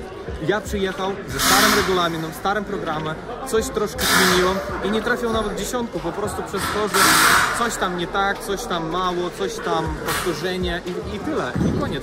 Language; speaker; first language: Polish; non-native, learner; Ukrainian